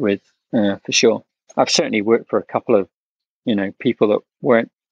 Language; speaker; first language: English; native; English